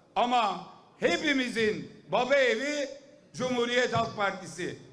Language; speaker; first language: Turkish; native; Turkish